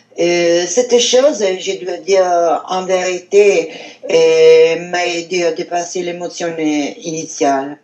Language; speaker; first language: French; non-native, learner; Italian